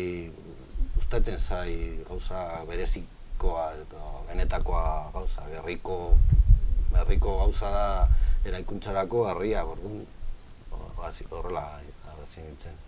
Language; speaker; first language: Basque; non-native, local second language; Spanish